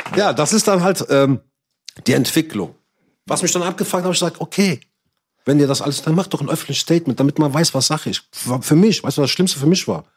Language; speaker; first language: German; early bilingual, other home language; Arabic